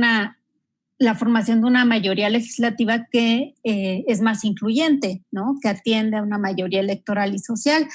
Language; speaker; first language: Spanish; native; Spanish